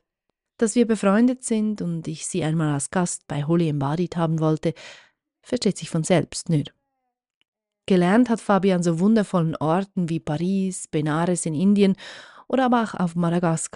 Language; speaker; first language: German; native; German